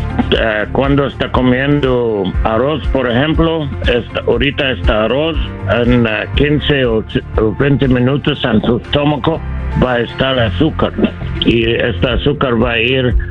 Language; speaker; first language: Spanish; non-native, learner; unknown